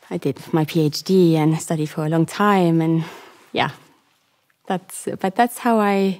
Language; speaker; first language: English; non-native, fluent; Luxembourgish